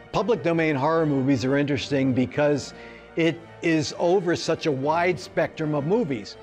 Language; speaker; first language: English; native; English